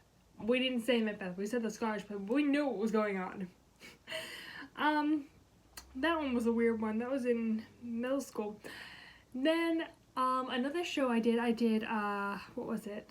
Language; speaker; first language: English; native; English